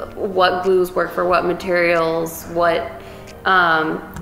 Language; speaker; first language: English; native; English